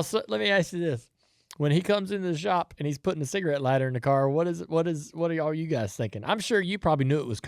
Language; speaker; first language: English; native; English